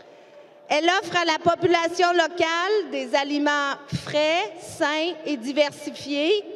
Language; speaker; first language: French; native; French